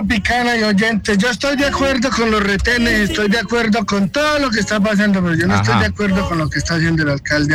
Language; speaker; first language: Spanish; native; Spanish